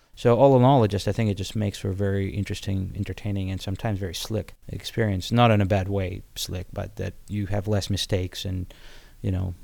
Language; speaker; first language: English; non-native, fluent; Ukrainian